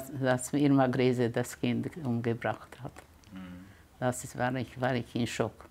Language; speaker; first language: German; early bilingual, heritage; German